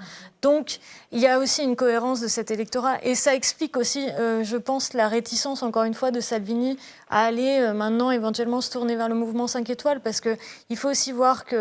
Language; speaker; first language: French; native; French